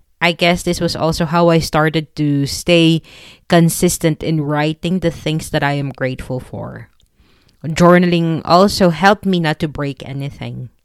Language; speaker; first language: English; non-native, local second language; Filipino